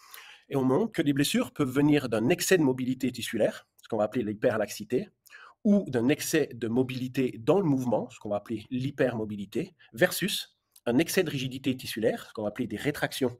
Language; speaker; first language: French; native; French